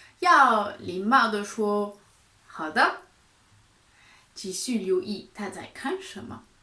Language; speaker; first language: Chinese; non-native, fluent; French